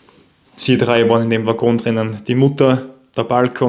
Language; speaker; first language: German; native; German